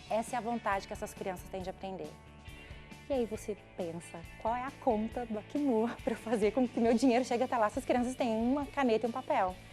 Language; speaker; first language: Portuguese; native; Portuguese